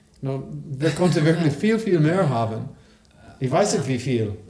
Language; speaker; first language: German; non-native, learner; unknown